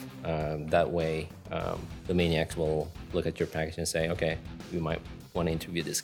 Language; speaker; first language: English; non-native, local second language; Filipino